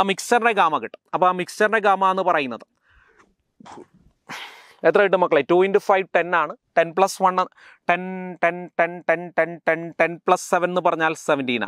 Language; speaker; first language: Malayalam; native; Malayalam